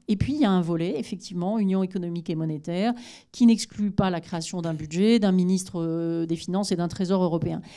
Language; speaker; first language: French; native; French